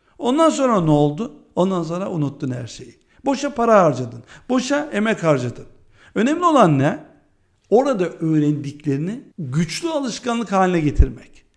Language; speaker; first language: Turkish; early bilingual, heritage; Turkish